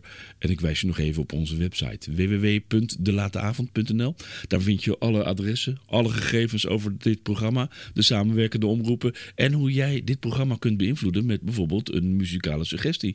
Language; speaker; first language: Dutch; native; Dutch